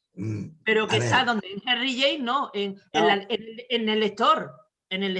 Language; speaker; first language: Spanish; native; Spanish